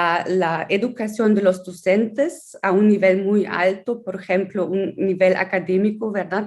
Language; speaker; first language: Spanish; non-native, fluent; German